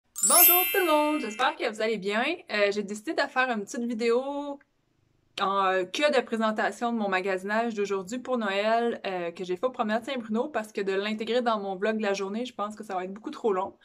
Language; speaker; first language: French; native; French